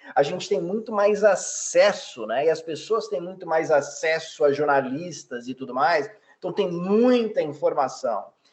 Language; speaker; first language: Portuguese; early bilingual, heritage; Portuguese